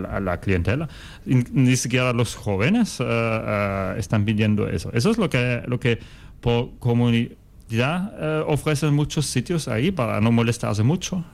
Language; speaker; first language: Spanish; non-native, fluent; German